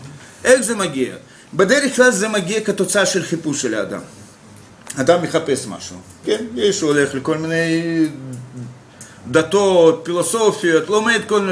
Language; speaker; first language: Hebrew; non-native, fluent; Russian